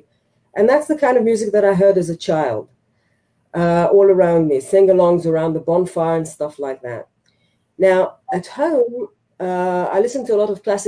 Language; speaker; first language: English; non-native, fluent; Hebrew